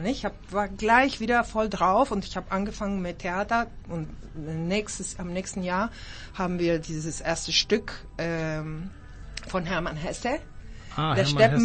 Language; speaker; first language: German; early bilingual, heritage; German